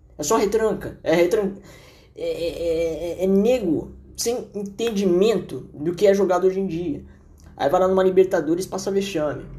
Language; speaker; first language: Portuguese; native; Portuguese